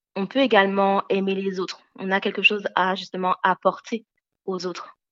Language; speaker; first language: French; early bilingual, other home language; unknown